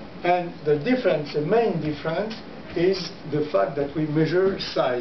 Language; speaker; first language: English; non-native, fluent; French